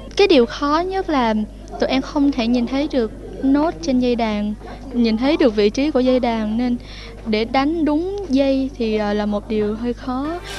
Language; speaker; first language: Vietnamese; native; Vietnamese